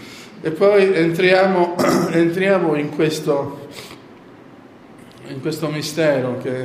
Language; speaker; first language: Italian; native; Italian